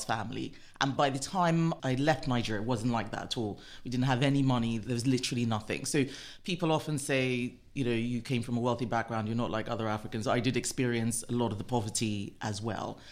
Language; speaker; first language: English; non-native, local second language; Yoruba